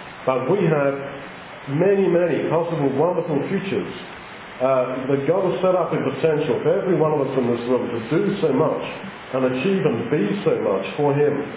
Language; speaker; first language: English; native; English